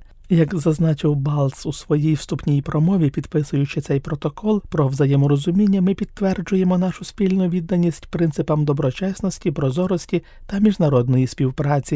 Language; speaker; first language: Ukrainian; native; Ukrainian